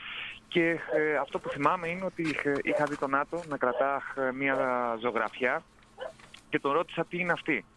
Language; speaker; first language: Greek; native; Greek